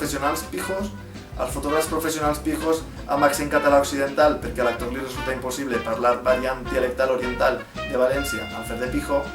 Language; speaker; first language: Catalan; native; Catalan